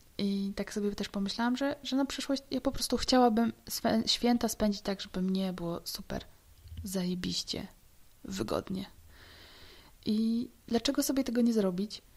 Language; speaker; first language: Polish; native; Polish